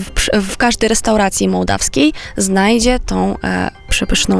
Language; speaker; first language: Polish; non-native, fluent; Romanian